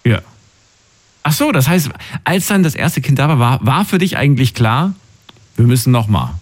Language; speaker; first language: German; native; German